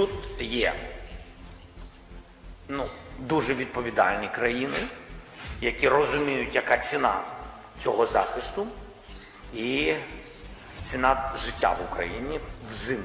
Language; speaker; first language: Ukrainian; non-native, local second language; Russian